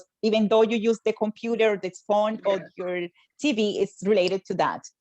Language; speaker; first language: English; non-native, fluent; Spanish